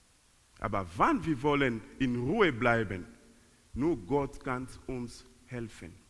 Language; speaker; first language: German; non-native, learner; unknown